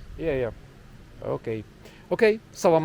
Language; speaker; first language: English; non-native, learner; Ukrainian